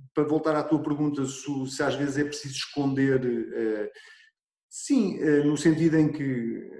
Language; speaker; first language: Portuguese; native; Portuguese